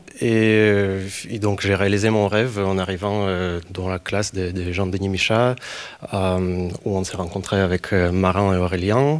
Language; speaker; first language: French; non-native, fluent; Ukrainian